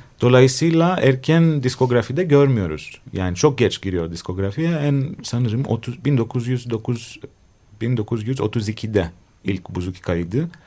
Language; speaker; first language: Turkish; non-native, fluent; Greek